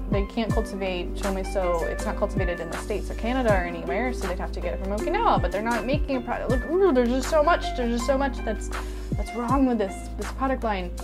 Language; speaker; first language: English; native; English